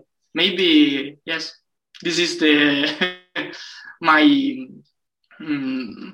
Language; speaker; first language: English; non-native, learner; Italian